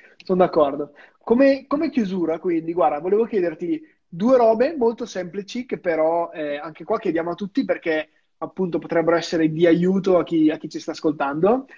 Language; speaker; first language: Italian; native; Italian